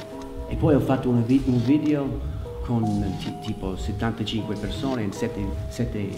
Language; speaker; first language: Italian; non-native, learner; English